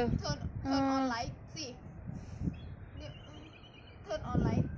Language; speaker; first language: English; non-native, learner; Thai